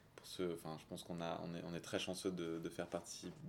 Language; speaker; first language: French; native; French